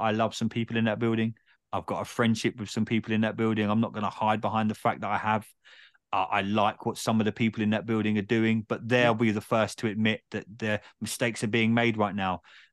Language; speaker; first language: English; native; English